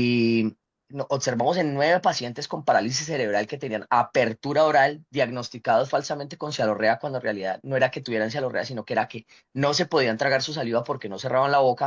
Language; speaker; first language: Spanish; native; Spanish